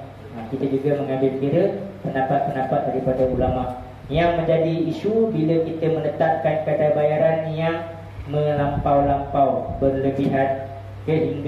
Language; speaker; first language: Malay; native; Malay